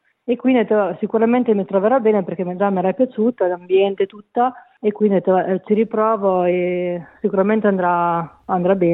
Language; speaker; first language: Italian; native; Italian